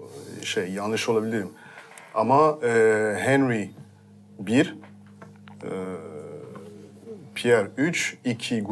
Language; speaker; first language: Turkish; non-native, fluent; French